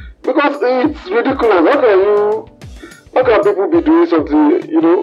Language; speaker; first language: English; non-native, local second language; Yoruba